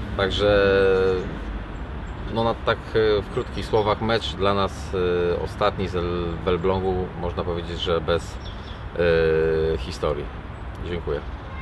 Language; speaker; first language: Polish; native; Polish